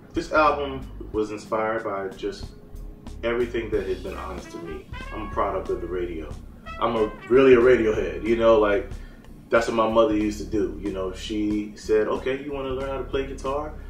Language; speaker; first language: English; native; English